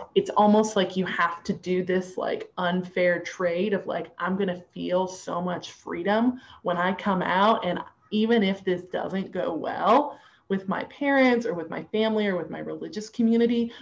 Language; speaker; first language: English; native; English